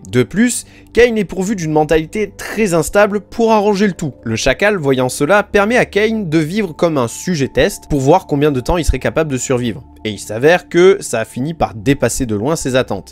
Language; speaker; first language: French; native; French